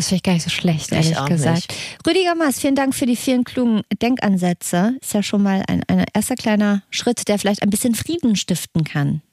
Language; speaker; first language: German; native; German